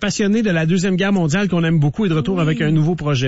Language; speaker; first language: French; native; French